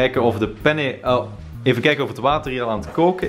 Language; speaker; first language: Dutch; native; Dutch